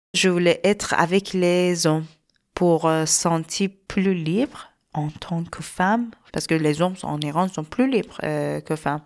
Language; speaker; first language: French; non-native, learner; Persian